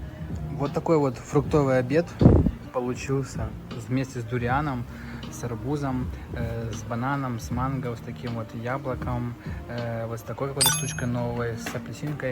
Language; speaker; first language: Russian; native; Russian